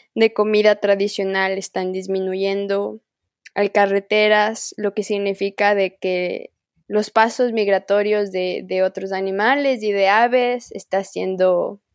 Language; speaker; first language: Spanish; non-native, local second language; Quechua